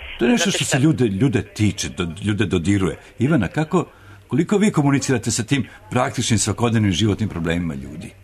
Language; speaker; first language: Serbian; native; Serbian